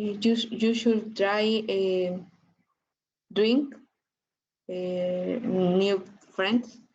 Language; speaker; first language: English; non-native, learner; Spanish